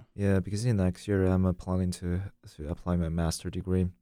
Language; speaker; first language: English; non-native, learner; Chinese